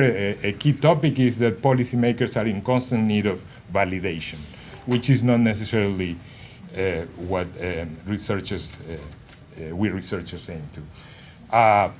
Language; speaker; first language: English; non-native, fluent; Spanish